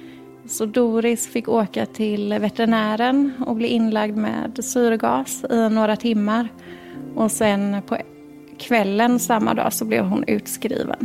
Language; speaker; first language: Swedish; native; Swedish